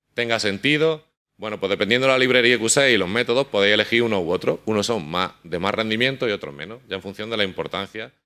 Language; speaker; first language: Spanish; native; Spanish